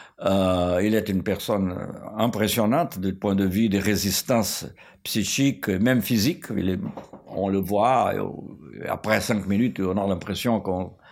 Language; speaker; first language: French; non-native, fluent; Portuguese